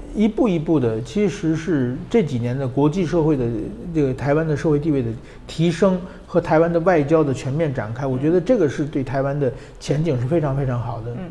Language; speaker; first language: Chinese; native; Chinese